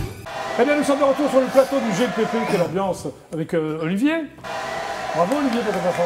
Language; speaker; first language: French; native; French